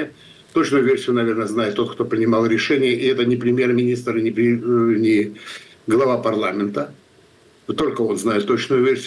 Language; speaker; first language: Russian; non-native, fluent; Georgian